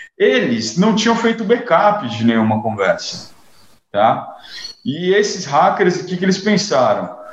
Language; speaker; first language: Portuguese; native; Portuguese